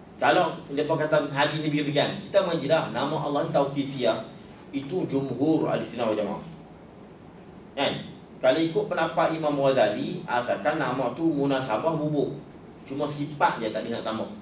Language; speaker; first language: Malay; native; Malay